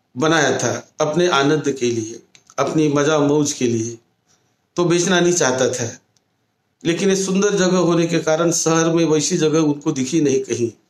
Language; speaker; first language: Hindi; non-native, local second language; Marathi